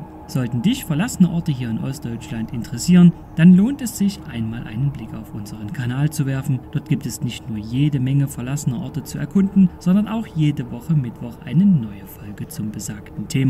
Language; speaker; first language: German; native; German